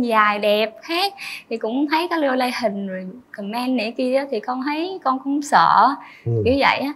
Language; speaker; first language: Vietnamese; native; Vietnamese